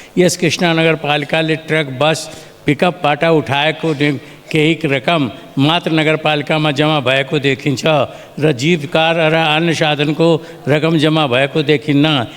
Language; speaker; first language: Nepali; non-native, local second language; Awadhi